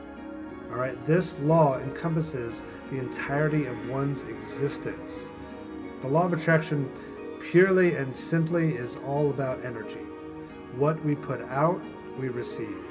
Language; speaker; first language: English; native; English